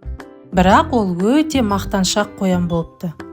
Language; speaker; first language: Kazakh; native; Kazakh